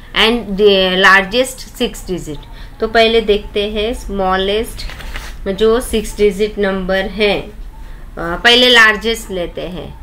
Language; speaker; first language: Hindi; non-native, local second language; Marathi